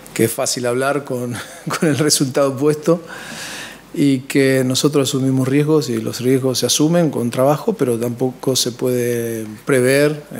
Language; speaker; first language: Spanish; native; Spanish